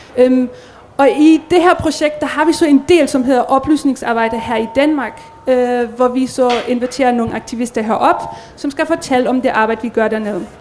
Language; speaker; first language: Danish; native; Danish